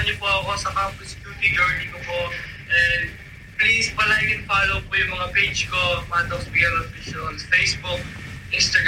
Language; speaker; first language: English; native; English